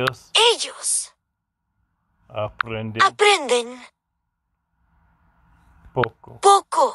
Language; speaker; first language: Spanish; non-native, learner; English